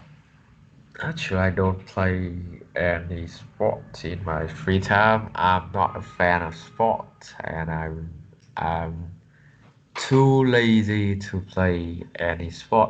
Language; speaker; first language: English; non-native, learner; Vietnamese